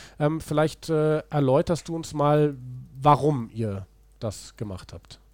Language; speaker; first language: German; native; German